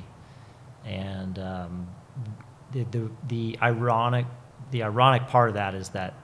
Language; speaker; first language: English; native; English